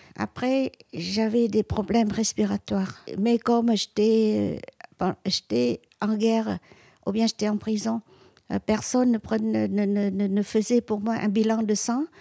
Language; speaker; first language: French; non-native, local second language; Vietnamese